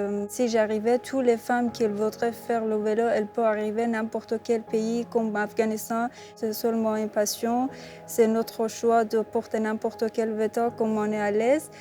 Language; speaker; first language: French; non-native, learner; Persian